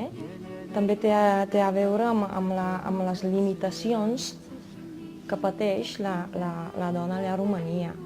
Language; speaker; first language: Catalan; non-native, fluent; Romanian